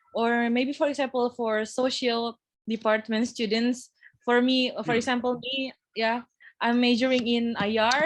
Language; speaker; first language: English; non-native, fluent; Indonesian